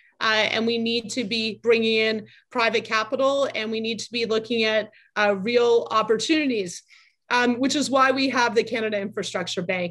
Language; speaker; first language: English; native; English